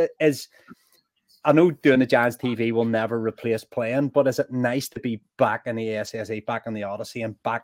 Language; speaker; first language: English; native; English